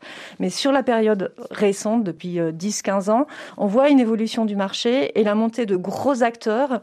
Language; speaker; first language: French; native; French